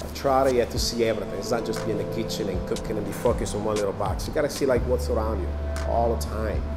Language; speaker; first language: English; non-native, fluent; Italian